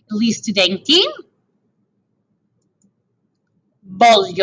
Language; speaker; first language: Italian; non-native, fluent; English